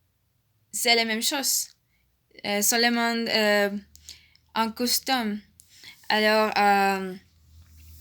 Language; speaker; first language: French; non-native, learner; Spanish